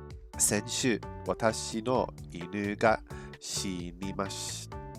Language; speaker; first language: Japanese; non-native, learner; English